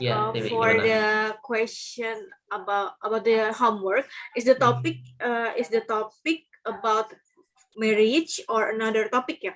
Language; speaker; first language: English; non-native, learner; Indonesian